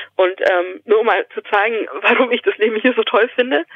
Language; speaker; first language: German; native; German